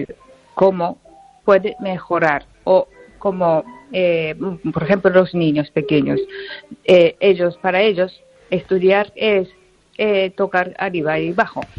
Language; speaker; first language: Spanish; non-native, learner; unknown